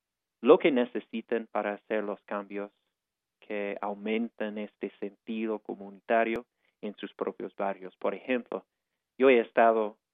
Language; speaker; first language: Spanish; non-native, fluent; English